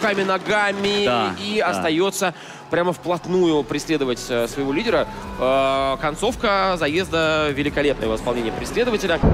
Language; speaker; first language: Russian; native; Russian